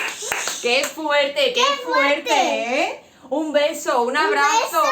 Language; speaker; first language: Spanish; native; Spanish